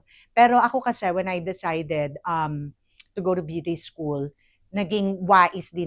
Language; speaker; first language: Filipino; native; Filipino